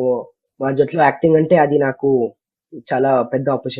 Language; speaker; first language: Telugu; non-native, learner; Kannada